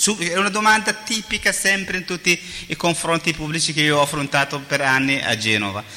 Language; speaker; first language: Italian; non-native, fluent; Arabic